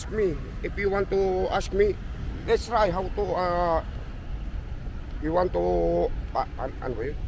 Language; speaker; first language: English; non-native, local second language; Filipino